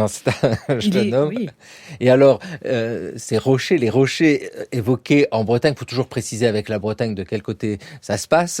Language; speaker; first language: French; native; French